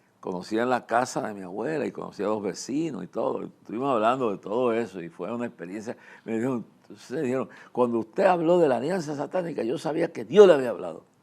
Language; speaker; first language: Spanish; non-native, fluent; English